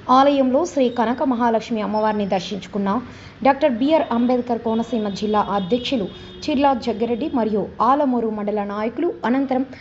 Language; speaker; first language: Telugu; native; Telugu